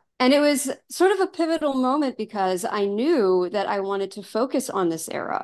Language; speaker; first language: English; native; English